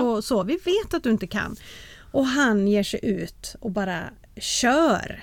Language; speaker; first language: Swedish; native; Swedish